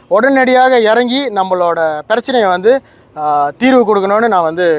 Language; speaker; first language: Tamil; early bilingual, heritage; Tamil